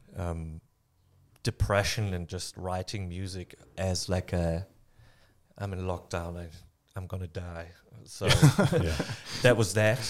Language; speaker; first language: English; non-native, fluent; German